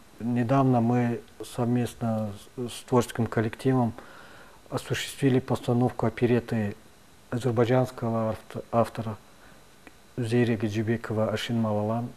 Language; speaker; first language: Russian; non-native, local second language; Tajik